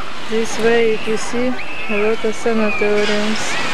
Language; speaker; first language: English; non-native, learner; Russian